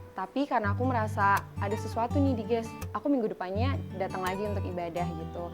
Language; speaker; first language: Indonesian; native; Indonesian